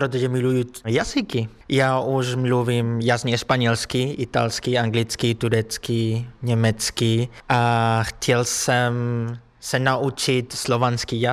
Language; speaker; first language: Czech; non-native, learner; Spanish